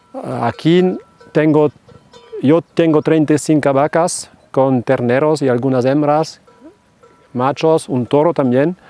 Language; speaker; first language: Spanish; non-native, fluent; French